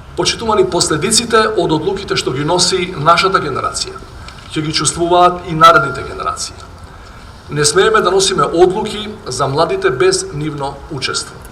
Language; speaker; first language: Macedonian; native; Macedonian